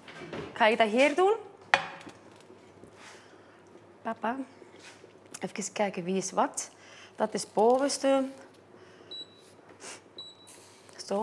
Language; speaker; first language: Dutch; non-native, fluent; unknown